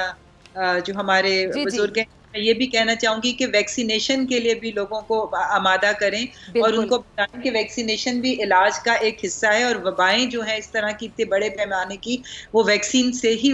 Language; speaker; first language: Urdu; native; Urdu